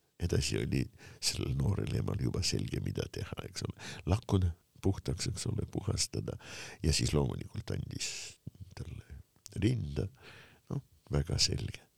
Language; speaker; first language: Estonian; non-native, local second language; Russian